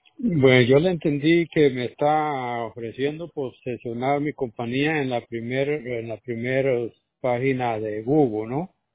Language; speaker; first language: Spanish; native; Spanish